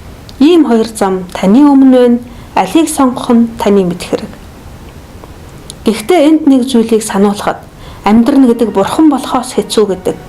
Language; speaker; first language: Mongolian; native; Mongolian